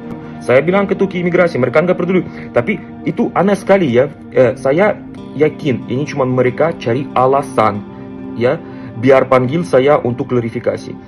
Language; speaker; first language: Indonesian; non-native, fluent; Russian